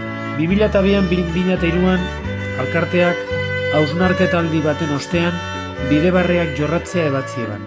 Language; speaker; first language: Basque; native; Basque